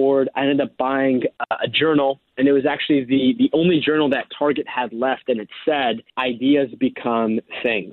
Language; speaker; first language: English; native; English